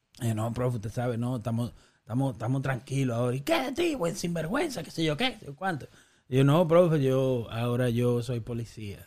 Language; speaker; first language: Spanish; native; Spanish